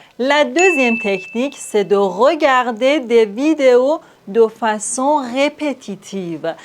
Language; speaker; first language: French; non-native, fluent; Persian